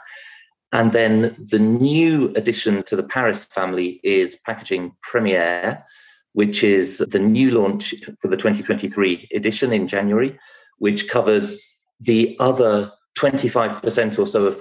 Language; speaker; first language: English; native; English